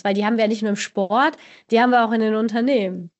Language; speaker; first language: German; native; German